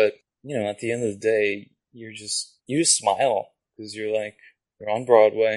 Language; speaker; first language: English; non-native, fluent; Japanese